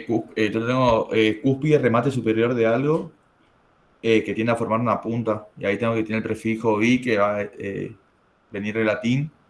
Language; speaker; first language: Spanish; native; Spanish